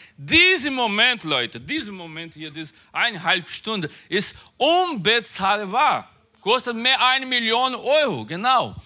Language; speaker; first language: German; non-native, learner; Portuguese